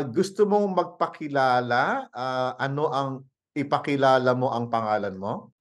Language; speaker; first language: Filipino; native; Filipino